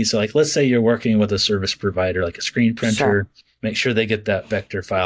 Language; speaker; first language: English; native; English